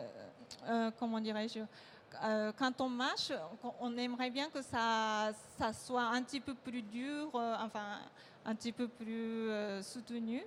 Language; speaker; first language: French; non-native, fluent; Japanese